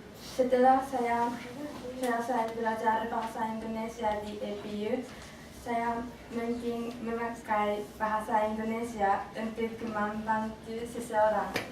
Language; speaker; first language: Indonesian; non-native, learner; Japanese